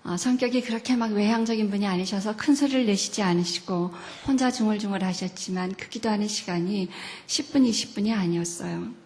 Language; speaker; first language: Korean; native; Korean